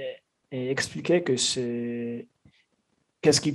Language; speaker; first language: French; non-native, fluent; English